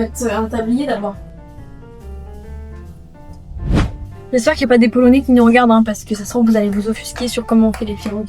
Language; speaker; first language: French; native; French